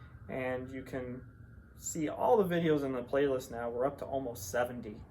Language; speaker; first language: English; native; English